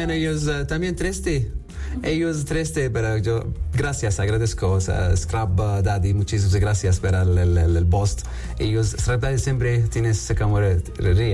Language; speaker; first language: Spanish; non-native, learner; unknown